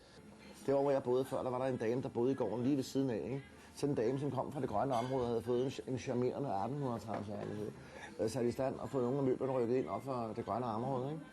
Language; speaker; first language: Danish; native; Danish